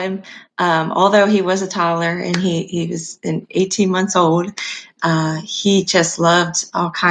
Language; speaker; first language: English; native; English